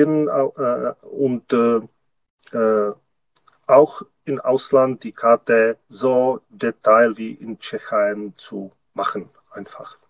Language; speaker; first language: German; non-native, learner; Czech